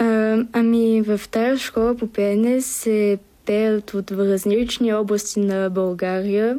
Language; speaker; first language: Bulgarian; early bilingual, heritage; Bulgarian